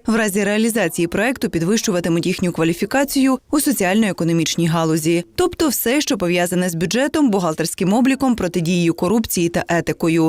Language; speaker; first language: Ukrainian; native; Ukrainian